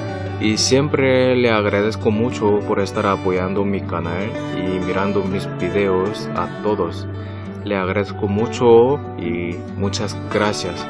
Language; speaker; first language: Spanish; non-native, learner; Korean